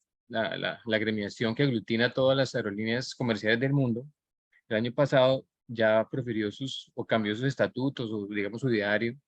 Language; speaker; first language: Spanish; native; Spanish